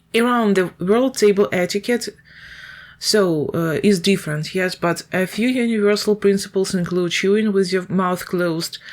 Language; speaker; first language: English; non-native, fluent; Ukrainian